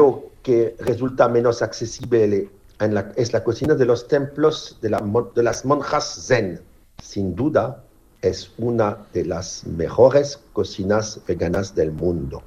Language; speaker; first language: Spanish; non-native, fluent; French